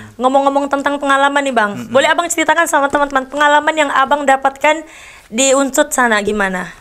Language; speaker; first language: Indonesian; native; Indonesian